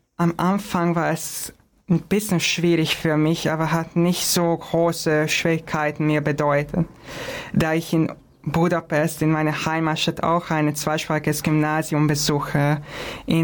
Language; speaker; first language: German; non-native, fluent; Hungarian